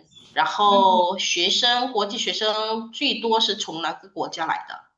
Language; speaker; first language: Chinese; non-native, fluent; Indonesian